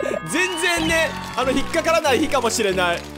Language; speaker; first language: Japanese; native; Japanese